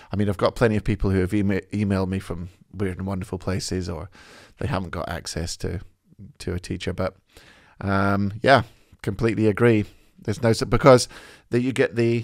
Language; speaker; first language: English; native; English